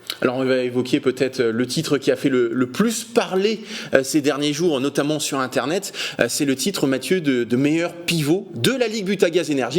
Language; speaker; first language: French; native; French